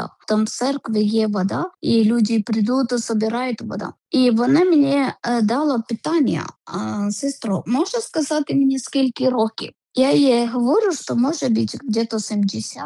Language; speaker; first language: Ukrainian; non-native, learner; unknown